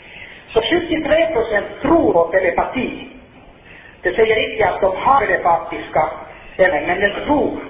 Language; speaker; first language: Swedish; non-native, fluent; Finnish